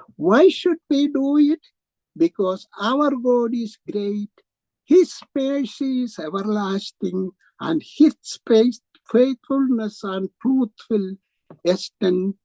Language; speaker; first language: English; non-native, local second language; Malayalam